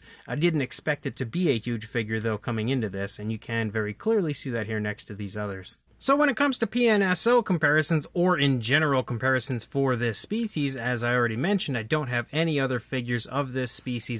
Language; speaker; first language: English; native; English